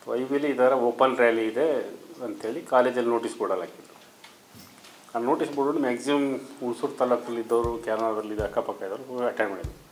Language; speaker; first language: Kannada; native; Kannada